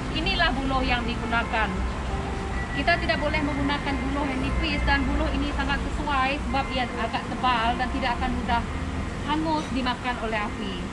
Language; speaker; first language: Malay; non-native, local second language; Iban